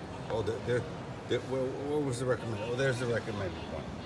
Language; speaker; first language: English; native; English